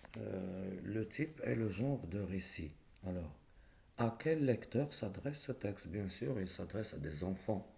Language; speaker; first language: French; non-native, local second language; Arabic